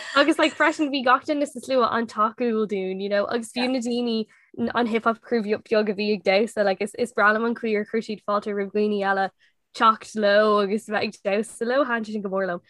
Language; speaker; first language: Irish; non-native, local second language; English